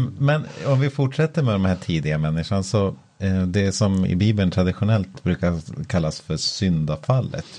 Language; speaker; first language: Swedish; native; Swedish